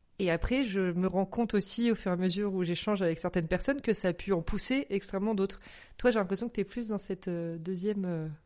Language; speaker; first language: French; native; French